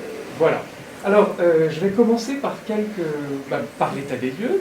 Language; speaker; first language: French; native; French